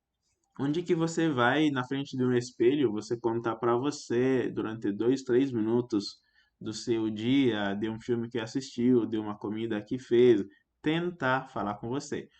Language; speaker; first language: Portuguese; non-native, fluent; French